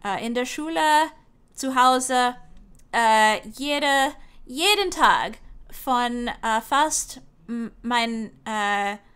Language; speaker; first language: German; non-native, learner; English